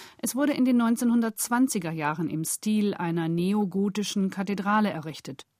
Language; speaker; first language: German; native; German